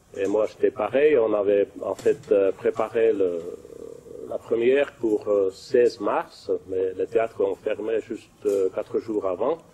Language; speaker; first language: French; non-native, fluent; Finnish